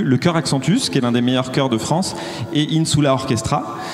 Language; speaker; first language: French; native; French